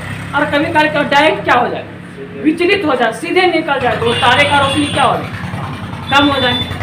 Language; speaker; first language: Hindi; native; Hindi